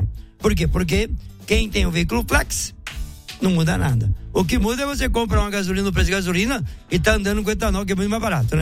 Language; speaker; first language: Portuguese; native; Portuguese